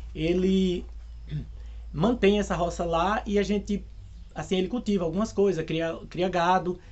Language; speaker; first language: Portuguese; native; Portuguese